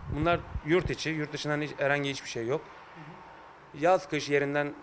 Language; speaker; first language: Turkish; native; Turkish